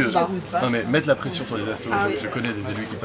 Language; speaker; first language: French; native; French